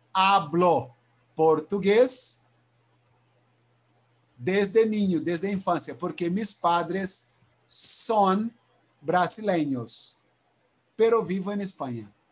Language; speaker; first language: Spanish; non-native, learner; Portuguese